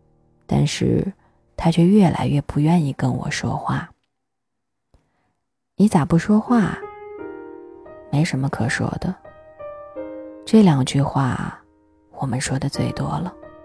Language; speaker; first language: Chinese; native; Chinese